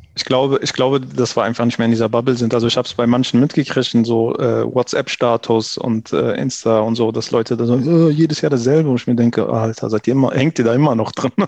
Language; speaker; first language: German; early bilingual, other home language; Arabic